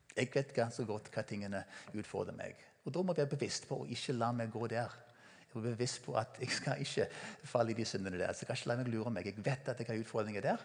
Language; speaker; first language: Norwegian; non-native, fluent; English